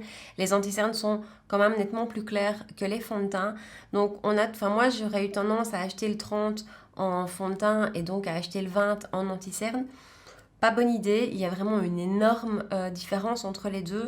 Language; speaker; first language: French; native; French